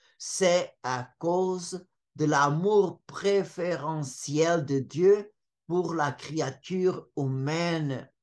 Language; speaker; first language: French; non-native, fluent; Portuguese